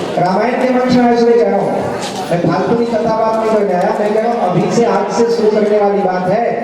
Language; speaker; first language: Hindi; non-native, local second language; Chhattisgarhi